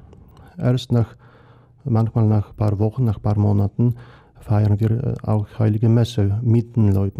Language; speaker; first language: German; non-native, fluent; Polish